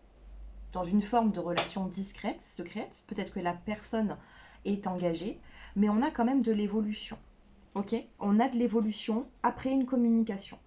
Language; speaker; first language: French; native; French